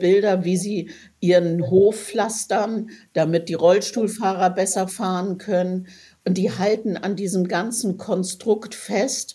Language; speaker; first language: German; native; German